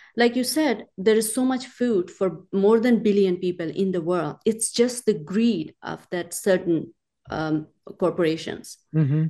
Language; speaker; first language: English; non-native, local second language; Urdu